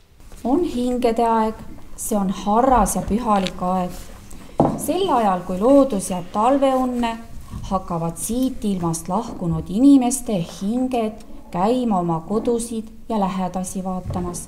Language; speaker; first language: Estonian; native; Estonian